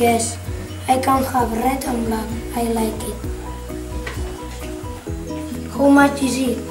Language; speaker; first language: English; non-native, learner; Catalan